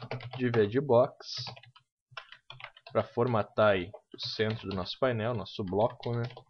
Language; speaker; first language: Portuguese; native; Portuguese